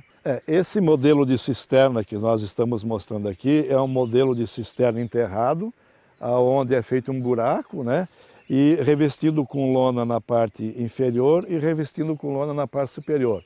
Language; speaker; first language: Portuguese; native; Portuguese